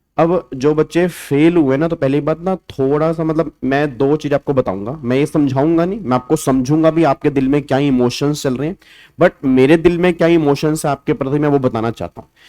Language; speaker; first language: Hindi; native; Hindi